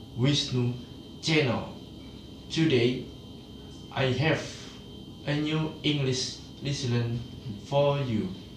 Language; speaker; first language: English; non-native, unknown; Indonesian